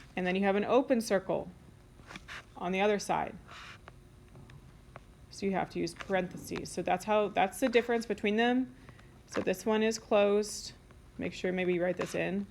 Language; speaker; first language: English; native; English